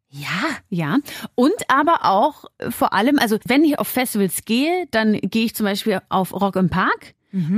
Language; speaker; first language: German; native; German